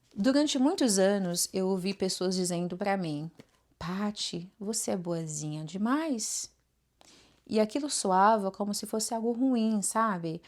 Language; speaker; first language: Portuguese; native; Portuguese